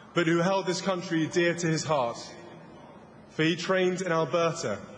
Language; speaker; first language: English; native; English